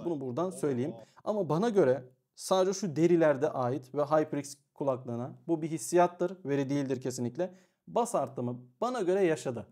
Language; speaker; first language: Turkish; native; Turkish